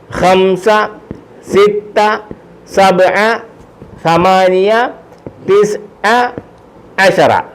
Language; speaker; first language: Arabic; non-native, fluent; Malayalam